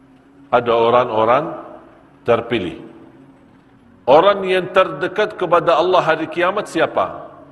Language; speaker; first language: Indonesian; non-native, fluent; Arabic